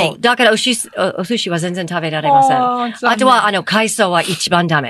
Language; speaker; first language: Japanese; non-native, fluent; English